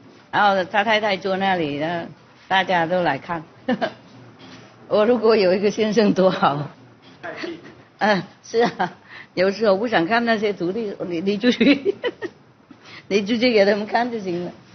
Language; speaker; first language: Chinese; non-native, fluent; Vietnamese